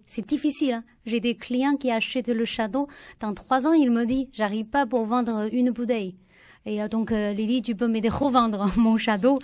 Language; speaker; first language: French; non-native, learner; Chinese